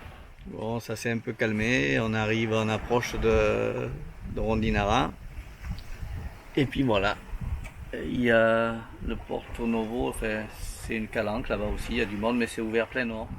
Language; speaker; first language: French; native; French